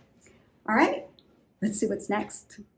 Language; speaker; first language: English; native; English